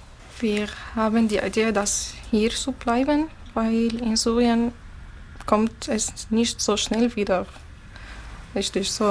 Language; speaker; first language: German; non-native, learner; Arabic